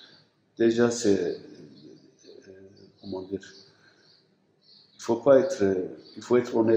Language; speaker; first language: French; non-native, fluent; Turkish